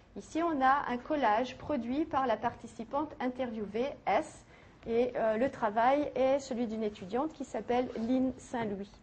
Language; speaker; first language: French; native; French